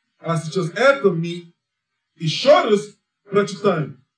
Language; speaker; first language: Russian; non-native, learner; English